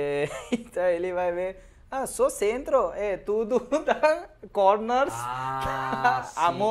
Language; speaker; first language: Portuguese; non-native, learner; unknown